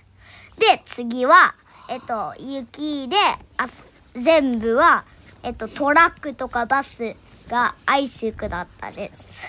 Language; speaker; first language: Japanese; non-native, learner; Indonesian